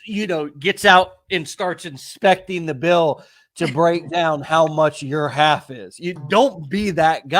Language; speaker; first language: English; native; English